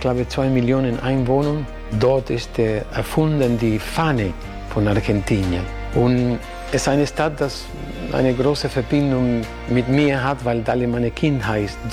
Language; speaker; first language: German; non-native, learner; Spanish